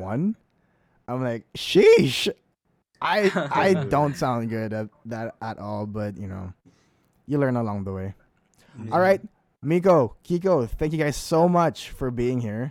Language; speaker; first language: English; non-native, local second language; Filipino